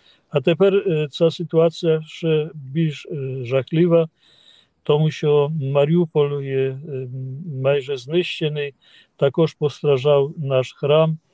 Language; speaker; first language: Ukrainian; non-native, fluent; Polish